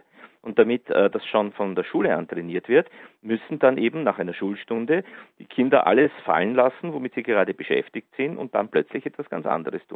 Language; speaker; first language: German; native; German